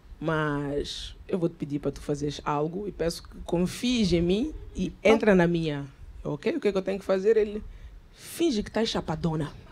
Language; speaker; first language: Portuguese; native; Portuguese